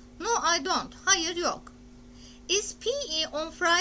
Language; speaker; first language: English; non-native, fluent; Turkish